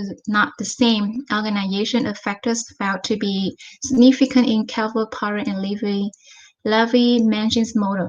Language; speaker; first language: English; non-native, fluent; Vietnamese